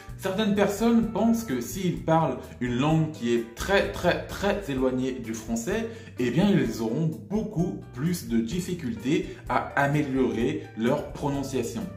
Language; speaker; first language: French; native; French